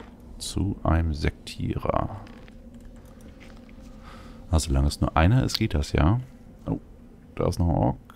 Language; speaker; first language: German; native; German